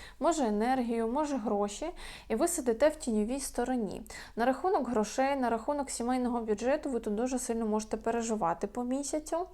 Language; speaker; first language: Ukrainian; non-native, local second language; Russian